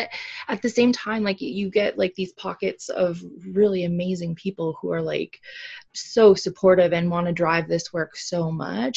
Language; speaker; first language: English; native; English